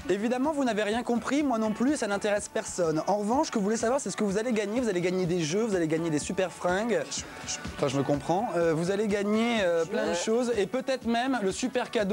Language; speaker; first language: French; native; French